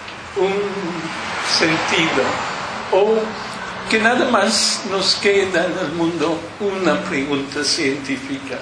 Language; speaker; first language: Spanish; non-native, fluent; English